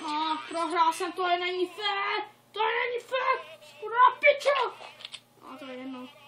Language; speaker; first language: Czech; non-native, learner; Slovak